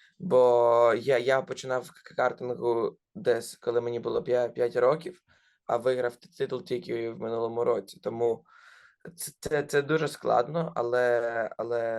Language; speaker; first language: Ukrainian; non-native, local second language; Russian